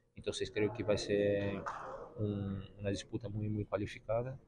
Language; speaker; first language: Spanish; non-native, learner; Portuguese